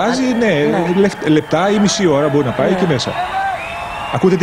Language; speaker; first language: Greek; native; Greek